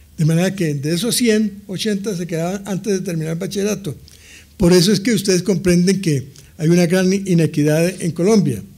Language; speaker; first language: Spanish; native; Spanish